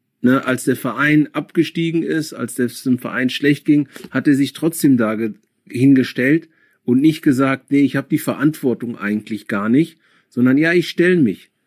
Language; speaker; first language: German; early bilingual, other home language; Akan